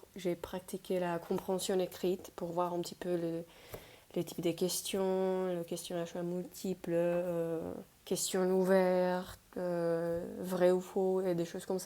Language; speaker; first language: French; non-native, fluent; Spanish